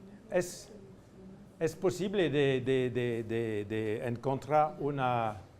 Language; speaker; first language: Spanish; non-native, fluent; French